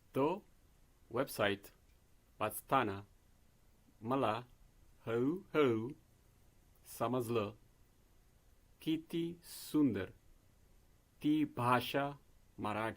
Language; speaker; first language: Marathi; non-native, learner; Spanish